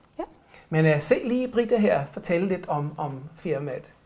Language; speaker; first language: Danish; native; Danish